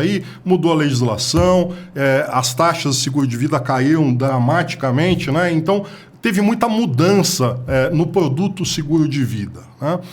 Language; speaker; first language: Portuguese; native; Portuguese